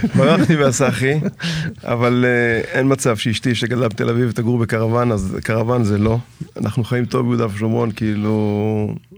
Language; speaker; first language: Hebrew; native; Hebrew